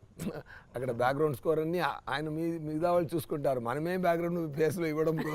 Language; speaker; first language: Telugu; non-native, learner; Tamil